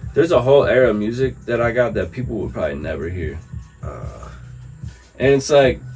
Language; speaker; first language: English; native; English